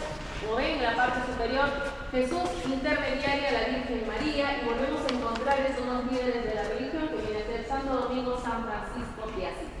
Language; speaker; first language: Spanish; native; Spanish